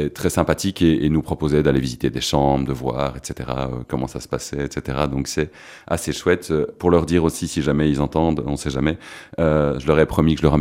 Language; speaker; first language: French; native; French